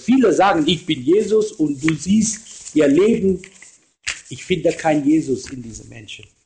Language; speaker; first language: German; non-native, fluent; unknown